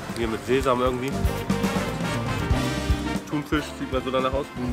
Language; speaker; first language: German; native; German